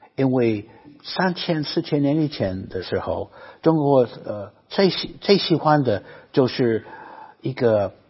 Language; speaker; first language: Chinese; non-native, fluent; English